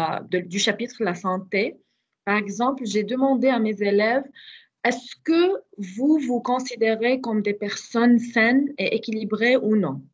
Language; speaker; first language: French; non-native, fluent; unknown